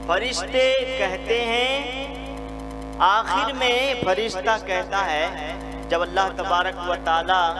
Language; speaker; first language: Urdu; native; Urdu